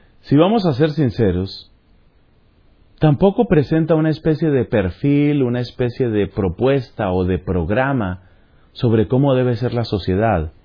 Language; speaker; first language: Spanish; native; Spanish